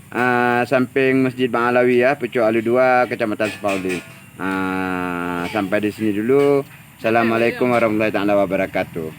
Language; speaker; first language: Indonesian; non-native, local second language; Achinese